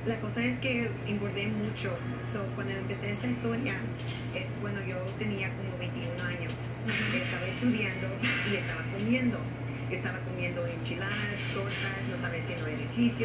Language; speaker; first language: Spanish; early bilingual, heritage; Spanish